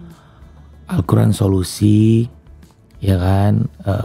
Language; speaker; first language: Indonesian; native; Indonesian